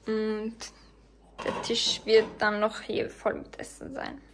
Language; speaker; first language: German; early bilingual, other home language; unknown